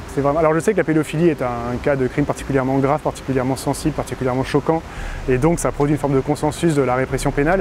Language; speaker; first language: French; native; French